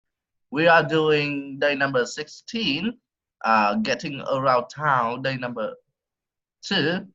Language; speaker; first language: English; non-native, fluent; Vietnamese